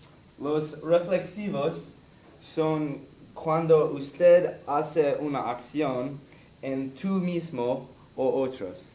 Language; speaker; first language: Spanish; non-native, learner; English